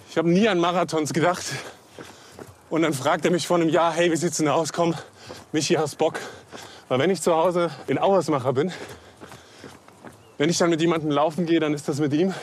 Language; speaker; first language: German; native; German